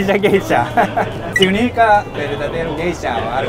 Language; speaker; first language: Spanish; non-native, learner; Japanese